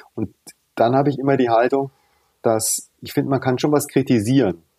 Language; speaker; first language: German; early bilingual, other home language; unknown